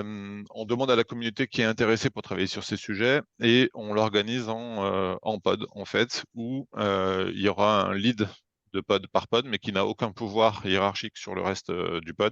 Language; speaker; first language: French; native; French